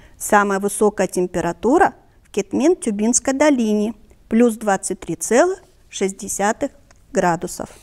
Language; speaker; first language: Russian; non-native, local second language; Kyrgyz